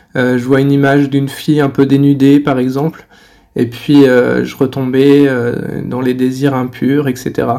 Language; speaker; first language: French; native; French